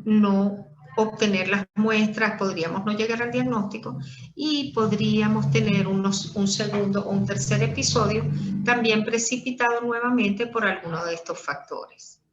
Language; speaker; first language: Spanish; native; Spanish